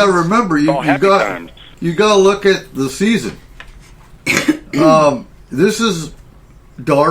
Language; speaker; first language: English; native; English